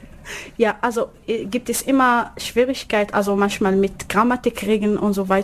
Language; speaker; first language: German; non-native, learner; Arabic